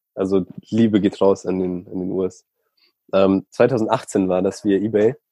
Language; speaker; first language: German; native; German